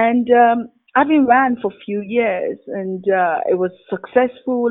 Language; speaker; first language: English; non-native, local second language; Yoruba